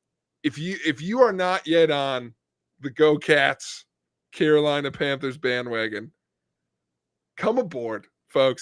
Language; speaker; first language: English; native; English